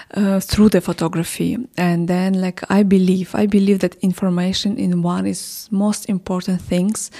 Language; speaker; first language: English; non-native, fluent; Ukrainian